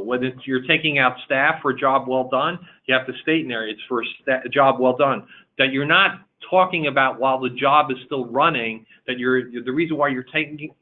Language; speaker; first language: English; native; English